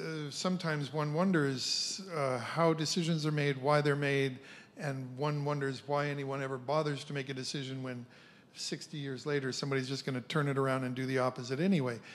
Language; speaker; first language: English; native; English